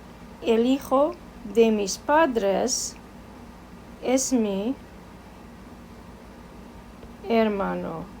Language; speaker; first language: Spanish; non-native, fluent; English